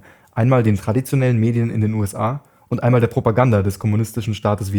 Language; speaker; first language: German; native; German